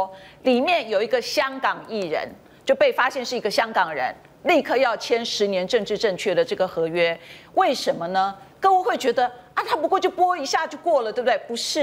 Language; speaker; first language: Chinese; native; Chinese